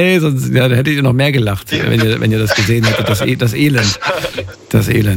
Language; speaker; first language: German; native; German